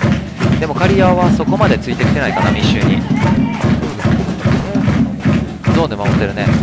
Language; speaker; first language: Japanese; native; Japanese